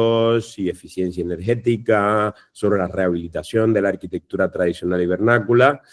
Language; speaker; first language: Spanish; native; Spanish